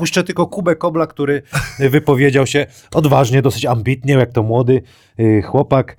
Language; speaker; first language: Polish; native; Polish